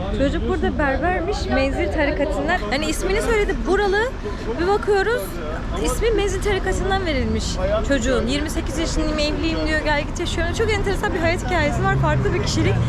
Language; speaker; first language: Turkish; native; Turkish